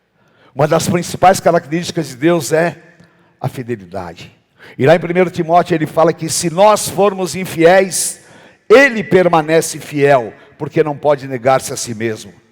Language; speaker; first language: Portuguese; native; Portuguese